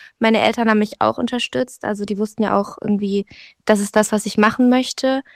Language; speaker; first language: German; native; German